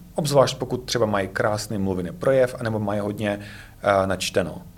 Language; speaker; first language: Czech; non-native, fluent; Russian